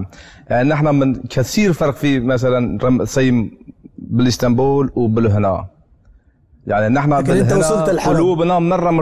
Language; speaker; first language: Arabic; non-native, learner; Turkish